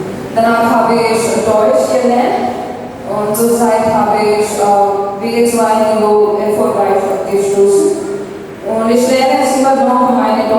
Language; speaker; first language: German; non-native, learner; Hindi